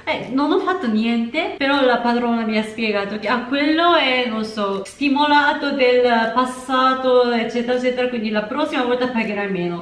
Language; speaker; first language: Italian; non-native, fluent; Japanese